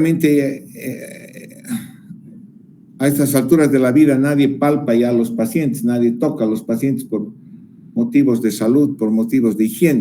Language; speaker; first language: Spanish; native; Spanish